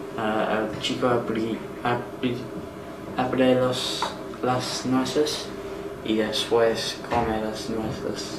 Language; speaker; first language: Spanish; non-native, learner; English